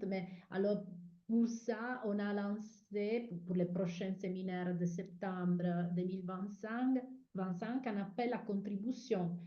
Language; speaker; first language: French; non-native, fluent; Italian